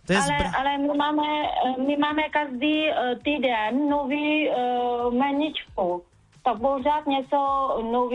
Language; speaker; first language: Czech; non-native, learner; Vietnamese